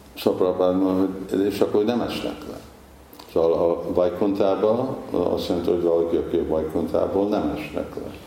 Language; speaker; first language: Hungarian; early bilingual, heritage; Hungarian